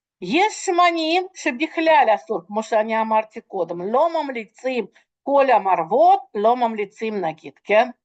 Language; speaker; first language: Hebrew; non-native, fluent; Russian